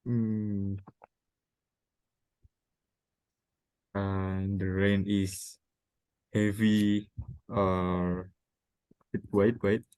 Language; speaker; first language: English; non-native, learner; Indonesian